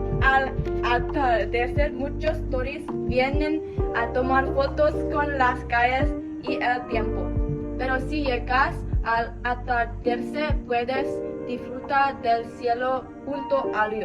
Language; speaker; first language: Spanish; non-native, learner; Thai